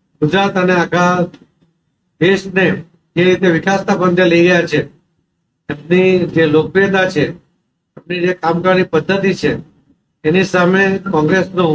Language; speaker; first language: Gujarati; non-native, local second language; Marathi